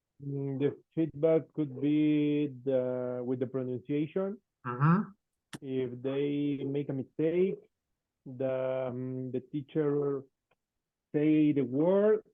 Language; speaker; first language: English; non-native, fluent; Spanish